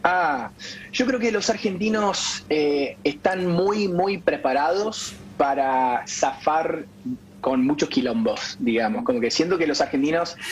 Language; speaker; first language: Spanish; non-native, fluent; English